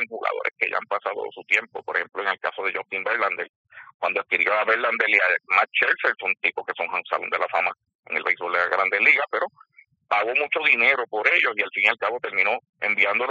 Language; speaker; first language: Spanish; native; Spanish